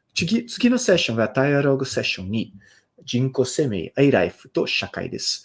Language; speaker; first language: Japanese; non-native, fluent; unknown